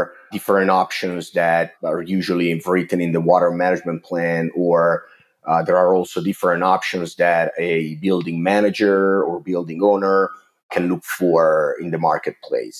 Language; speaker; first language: English; non-native, fluent; Italian